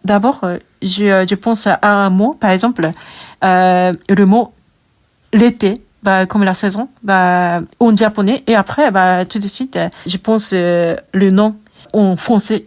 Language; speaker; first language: French; non-native, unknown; Japanese